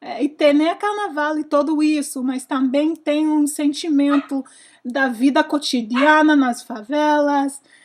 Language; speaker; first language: Portuguese; non-native, learner; English